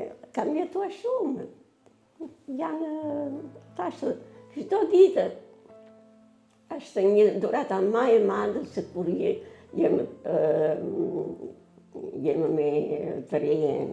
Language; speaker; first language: Albanian; non-native, learner; Italian